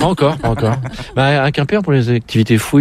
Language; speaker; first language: French; native; French